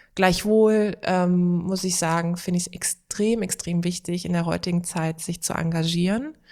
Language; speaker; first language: German; early bilingual, other home language; Turkish